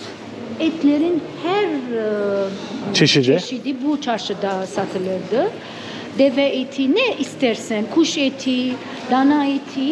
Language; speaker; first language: Turkish; non-native, fluent; Arabic